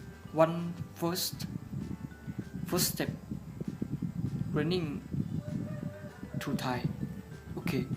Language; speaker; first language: English; non-native, learner; Thai